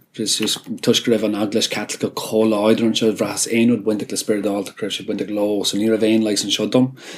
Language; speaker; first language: Irish; non-native, local second language; English